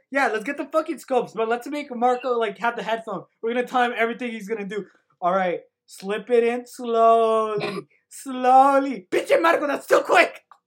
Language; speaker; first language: English; early bilingual, other home language; Spanish